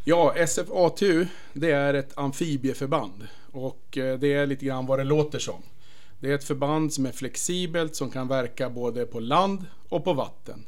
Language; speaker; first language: Swedish; native; Swedish